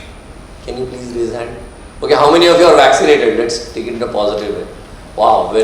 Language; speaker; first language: English; non-native, local second language; Marathi